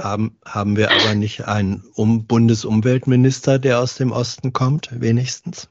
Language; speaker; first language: German; native; German